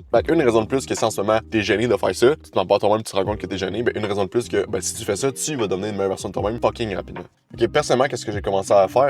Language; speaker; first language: French; native; French